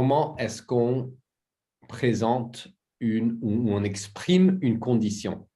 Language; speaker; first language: French; native; French